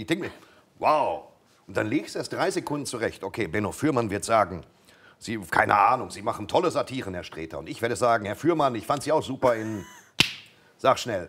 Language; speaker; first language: German; native; German